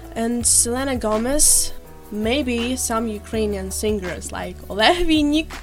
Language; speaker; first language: English; non-native, fluent; Ukrainian